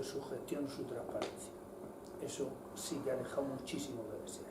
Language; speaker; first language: Spanish; native; Spanish